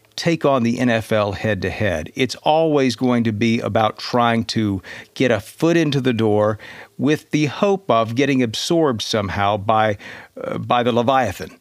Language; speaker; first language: English; native; English